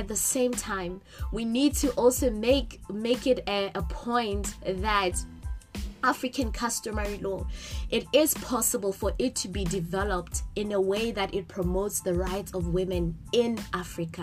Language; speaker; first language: English; non-native, local second language; Southern Sotho